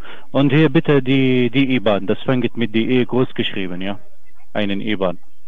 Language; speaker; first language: German; non-native, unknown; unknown